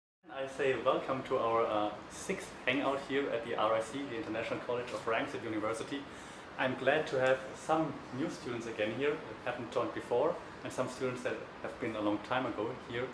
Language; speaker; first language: English; non-native, fluent; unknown